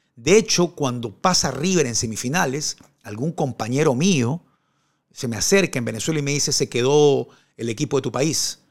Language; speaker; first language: Spanish; native; Spanish